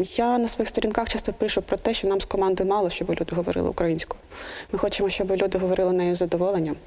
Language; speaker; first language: Ukrainian; non-native, local second language; Russian